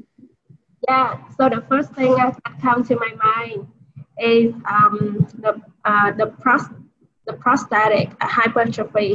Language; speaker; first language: English; non-native, learner; Vietnamese